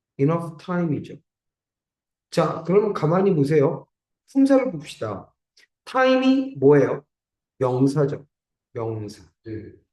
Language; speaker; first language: Korean; native; Korean